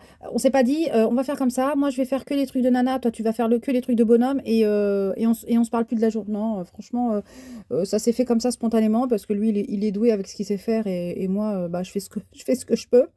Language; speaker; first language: French; native; French